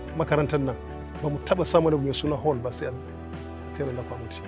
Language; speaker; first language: Hausa; non-native, local second language; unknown